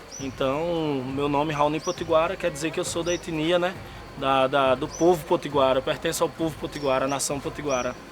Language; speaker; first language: Portuguese; native; Portuguese